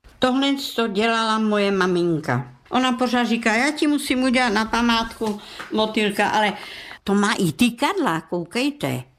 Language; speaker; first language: Czech; non-native, local second language; German